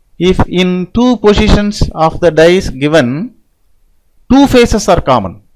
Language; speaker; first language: English; non-native, local second language; Tamil